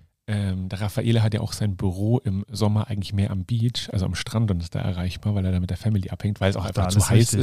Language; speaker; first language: German; native; German